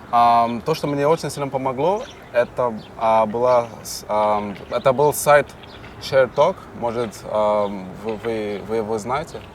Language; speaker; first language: Russian; non-native, fluent; Portuguese